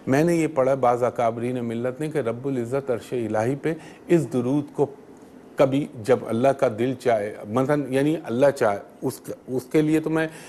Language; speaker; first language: Urdu; native; Urdu